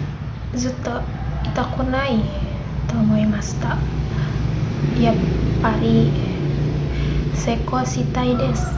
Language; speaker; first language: Japanese; non-native, learner; Indonesian